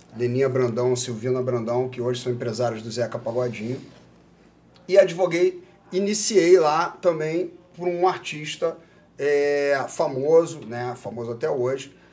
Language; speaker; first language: Portuguese; native; Portuguese